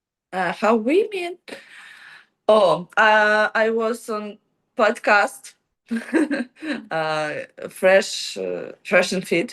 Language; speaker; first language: English; non-native, learner; Ukrainian